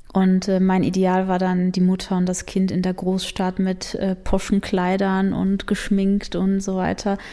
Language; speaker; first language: German; early bilingual, other home language; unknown